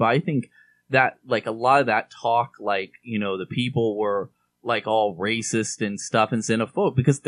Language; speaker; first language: English; native; English